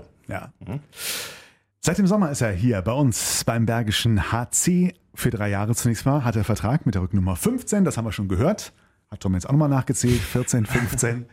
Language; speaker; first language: German; native; German